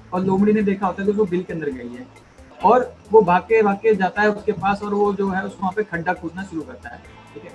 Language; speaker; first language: Hindi; early bilingual, other home language; Nepali